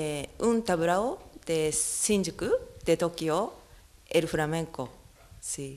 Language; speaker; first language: Spanish; non-native, learner; Japanese